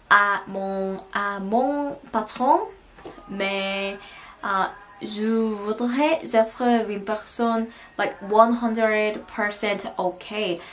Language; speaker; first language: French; non-native, learner; Korean